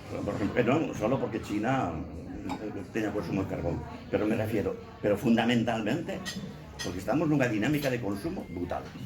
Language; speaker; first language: Spanish; non-native, local second language; Galician